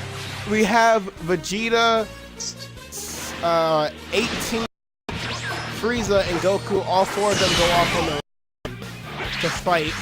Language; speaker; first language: English; native; English